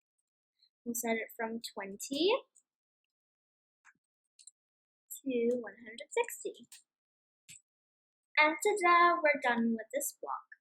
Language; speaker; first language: English; non-native, fluent; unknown